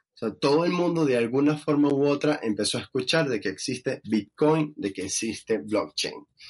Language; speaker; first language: Spanish; native; Spanish